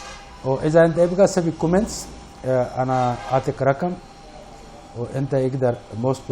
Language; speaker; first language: Arabic; non-native, learner; Urdu